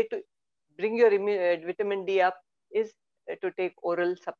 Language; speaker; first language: English; non-native, local second language; Kannada